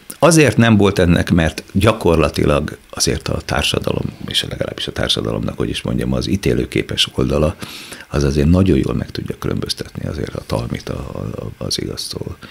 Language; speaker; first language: Hungarian; native; Hungarian